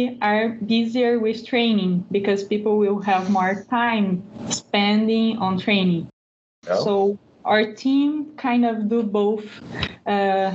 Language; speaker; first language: English; non-native, fluent; Portuguese